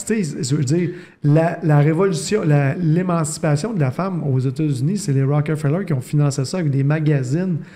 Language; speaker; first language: French; native; French